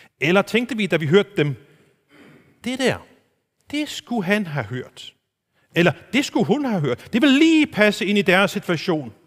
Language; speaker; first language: Danish; non-native, local second language; Faroese